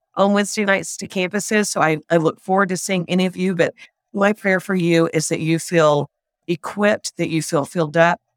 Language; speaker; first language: English; native; English